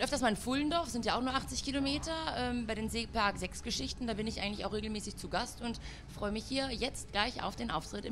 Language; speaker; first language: German; native; German